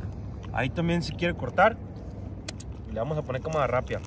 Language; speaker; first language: Spanish; native; Spanish